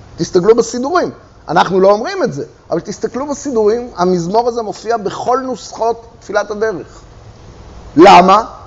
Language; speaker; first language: Hebrew; native; Hebrew